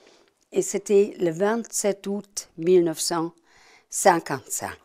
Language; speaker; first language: French; non-native, fluent; German